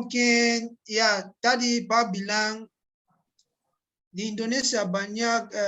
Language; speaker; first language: Indonesian; non-native, learner; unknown